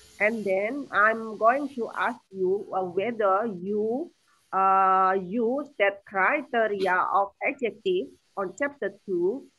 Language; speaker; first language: English; non-native, fluent; Indonesian